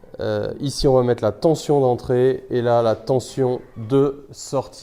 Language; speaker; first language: French; native; French